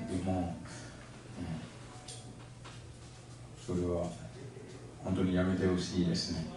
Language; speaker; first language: Japanese; non-native, fluent; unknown